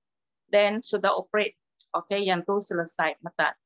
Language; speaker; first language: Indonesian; non-native, local second language; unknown